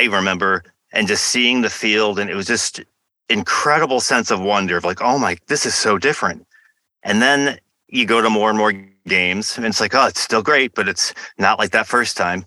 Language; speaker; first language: English; native; English